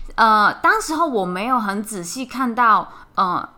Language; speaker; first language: Chinese; non-native, fluent; Cantonese